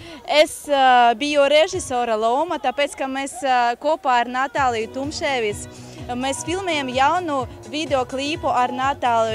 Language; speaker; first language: Latvian; non-native, local second language; Russian